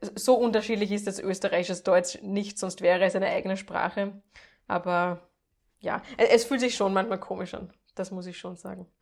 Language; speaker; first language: English; non-native, fluent; German